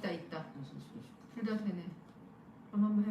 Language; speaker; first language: Korean; native; Korean